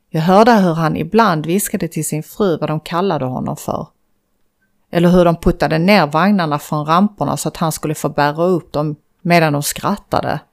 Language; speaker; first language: Swedish; early bilingual, other home language; Persian